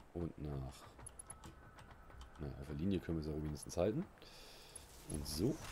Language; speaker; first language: German; native; German